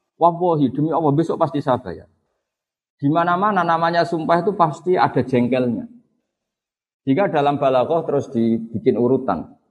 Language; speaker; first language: Indonesian; non-native, local second language; Javanese